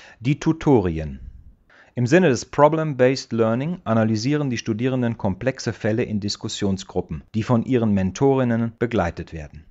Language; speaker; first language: German; native; German